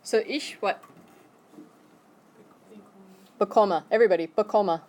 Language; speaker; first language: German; non-native, fluent; English